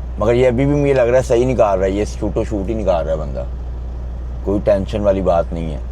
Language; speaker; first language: Urdu; non-native, local second language; Punjabi